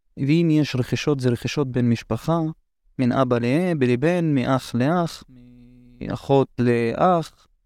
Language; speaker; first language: Hebrew; non-native, local second language; Arabic